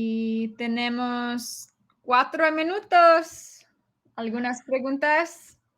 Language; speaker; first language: Spanish; non-native, learner; English